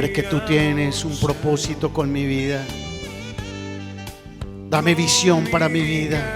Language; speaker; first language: Spanish; native; Spanish